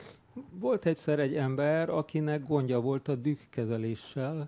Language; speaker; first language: Hungarian; native; Hungarian